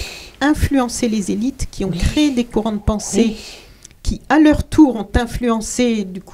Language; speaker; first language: French; native; French